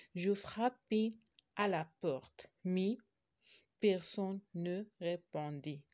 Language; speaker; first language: French; non-native, local second language; Arabic